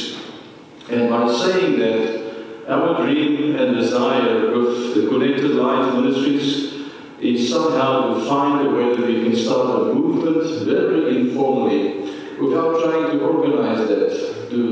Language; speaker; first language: English; non-native, local second language; Afrikaans